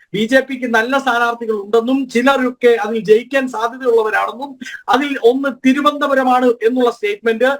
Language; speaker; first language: Malayalam; native; Malayalam